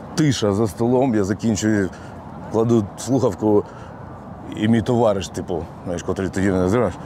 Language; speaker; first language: Ukrainian; non-native, local second language; Russian